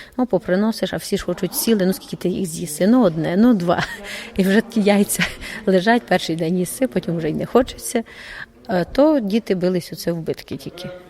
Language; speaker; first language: Ukrainian; native; Ukrainian